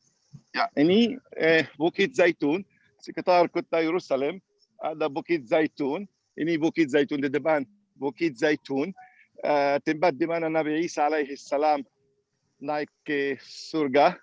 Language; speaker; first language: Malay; non-native, fluent; Arabic